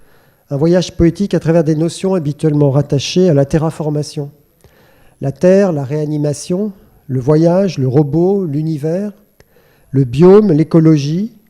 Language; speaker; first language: French; native; French